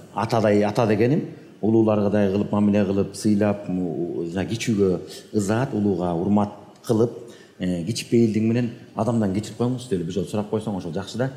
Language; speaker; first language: Kyrgyz; native; Kyrgyz